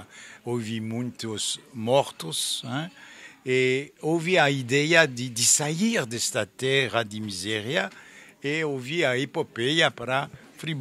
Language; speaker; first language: Portuguese; non-native, fluent; French